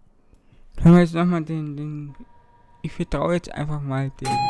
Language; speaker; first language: German; native; German